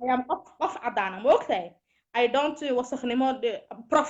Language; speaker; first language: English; non-native, learner; Somali